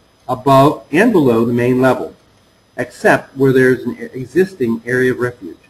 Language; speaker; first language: English; native; English